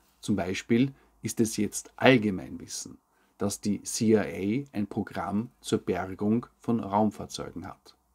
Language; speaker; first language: German; native; German